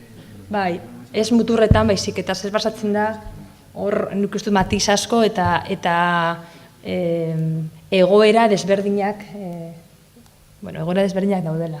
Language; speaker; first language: Basque; non-native, local second language; Spanish